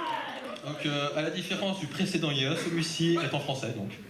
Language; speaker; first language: French; native; French